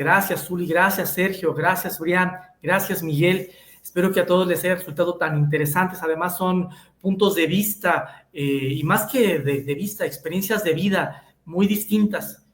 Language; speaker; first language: Spanish; native; Spanish